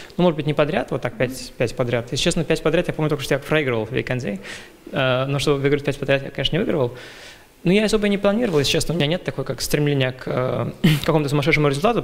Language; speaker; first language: Russian; early bilingual, heritage; Russian